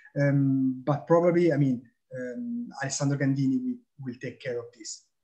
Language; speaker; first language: English; non-native, fluent; Italian